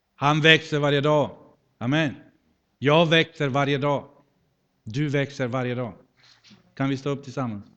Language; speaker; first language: Swedish; non-native, fluent; Spanish